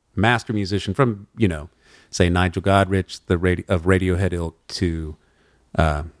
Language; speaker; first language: English; native; English